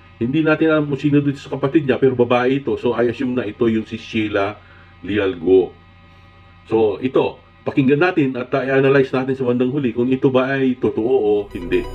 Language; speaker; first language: Filipino; non-native, local second language; Iloko